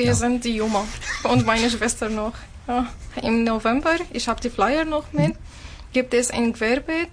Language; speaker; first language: German; non-native, fluent; Arabic